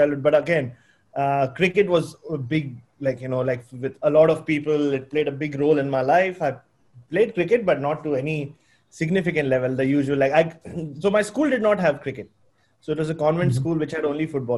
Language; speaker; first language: English; non-native, local second language; Tamil